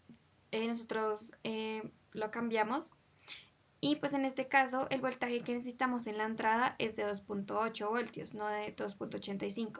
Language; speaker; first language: Spanish; native; Spanish